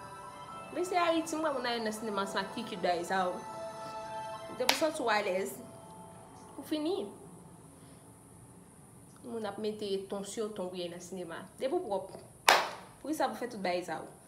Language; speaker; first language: French; non-native, local second language; Haitian Creole